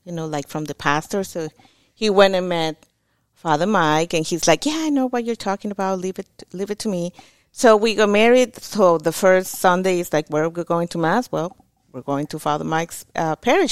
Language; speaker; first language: English; non-native, fluent; Spanish